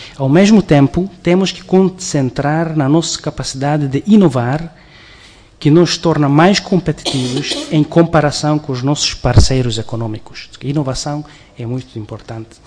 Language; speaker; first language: Portuguese; non-native, fluent; Hungarian